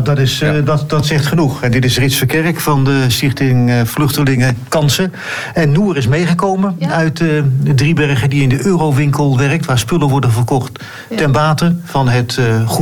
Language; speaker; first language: Dutch; native; Dutch